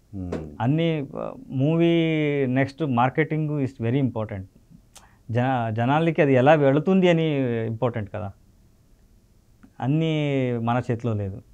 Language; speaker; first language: Telugu; non-native, learner; Kannada